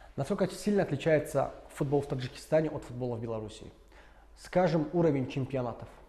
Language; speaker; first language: Russian; non-native, local second language; Tajik